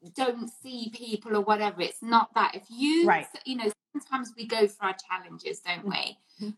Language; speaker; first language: English; native; English